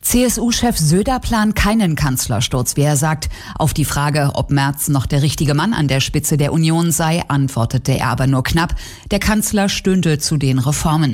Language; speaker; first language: German; native; German